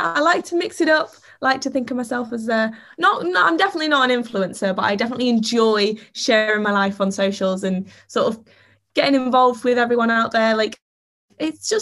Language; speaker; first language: English; native; English